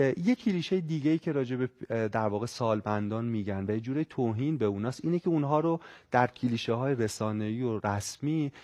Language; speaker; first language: Persian; native; Persian